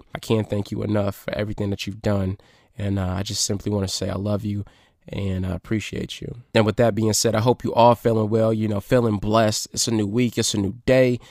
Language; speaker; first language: English; native; English